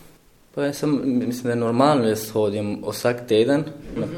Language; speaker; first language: Slovenian; non-native, learner; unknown